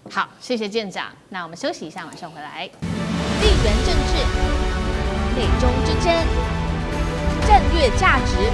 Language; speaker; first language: Chinese; native; Chinese